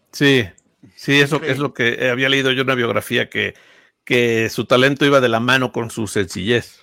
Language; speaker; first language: Spanish; native; Spanish